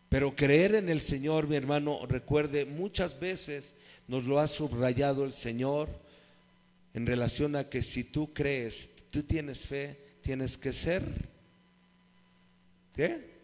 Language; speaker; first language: Spanish; native; Spanish